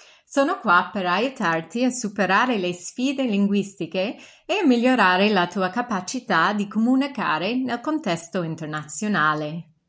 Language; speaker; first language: Italian; non-native, fluent; English